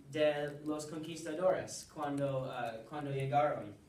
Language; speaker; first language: Spanish; non-native, learner; English